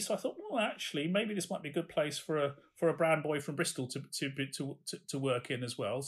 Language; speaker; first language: English; native; English